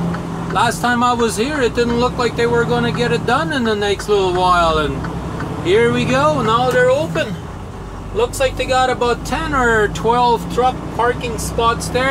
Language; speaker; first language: English; native; English